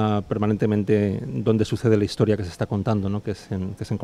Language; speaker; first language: Spanish; native; Spanish